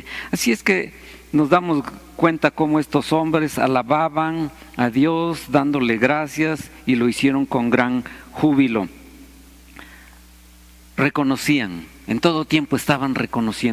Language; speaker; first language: Spanish; native; Spanish